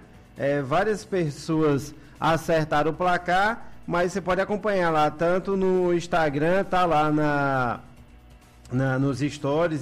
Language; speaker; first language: Portuguese; native; Portuguese